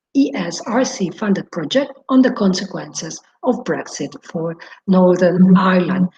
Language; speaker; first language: English; non-native, fluent; Catalan